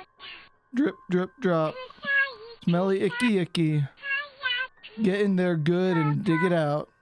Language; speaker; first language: English; native; English